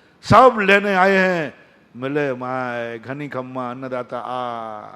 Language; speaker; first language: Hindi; native; Hindi